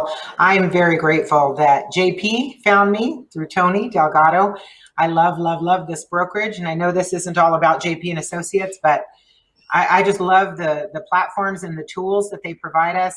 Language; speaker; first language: English; early bilingual, other home language; Spanish